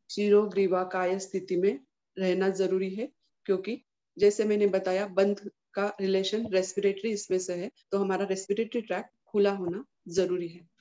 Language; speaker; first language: Hindi; non-native, local second language; Marathi